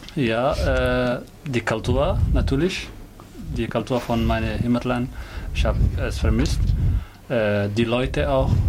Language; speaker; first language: German; non-native, learner; Somali